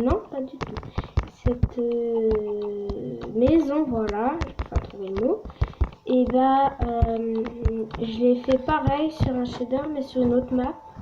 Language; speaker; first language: French; native; French